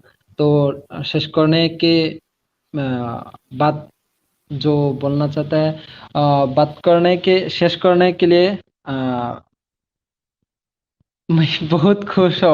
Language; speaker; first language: Hindi; non-native, learner; Bangla